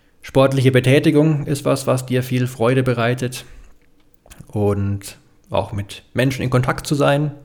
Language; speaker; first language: German; native; German